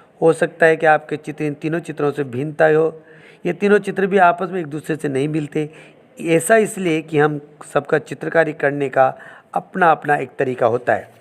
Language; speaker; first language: Hindi; native; Hindi